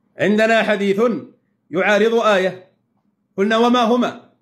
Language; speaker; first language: Arabic; native; Arabic